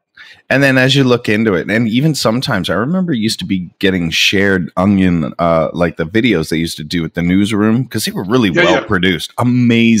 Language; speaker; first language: English; native; English